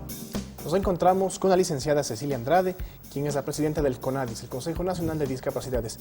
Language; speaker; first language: Spanish; native; Spanish